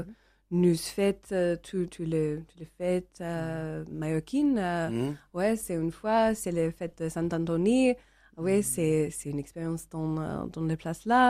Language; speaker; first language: French; non-native, learner; English